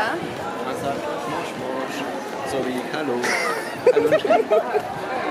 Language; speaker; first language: German; non-native, learner; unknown